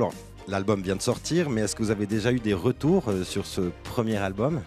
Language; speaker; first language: French; native; French